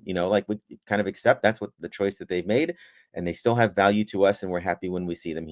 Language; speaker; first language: English; native; English